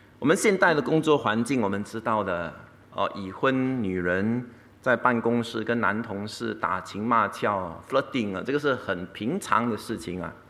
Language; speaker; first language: Chinese; native; Chinese